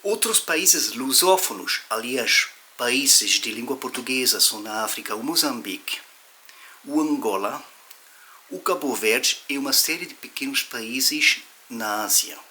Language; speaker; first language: Portuguese; non-native, fluent; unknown